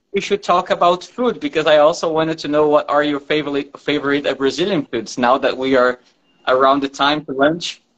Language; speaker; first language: English; non-native, fluent; Portuguese